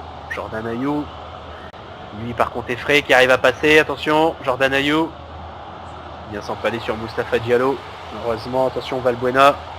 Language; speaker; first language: French; native; French